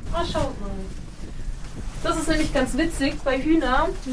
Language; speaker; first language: German; native; German